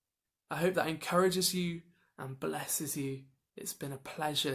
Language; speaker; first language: English; native; English